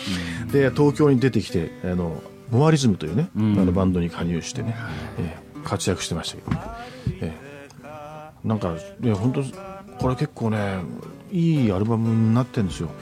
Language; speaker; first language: Japanese; native; Japanese